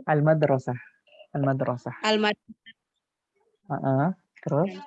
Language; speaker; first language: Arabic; non-native, fluent; Indonesian